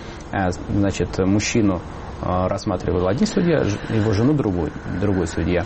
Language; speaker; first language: Russian; native; Russian